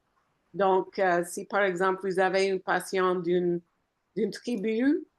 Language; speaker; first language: French; non-native, fluent; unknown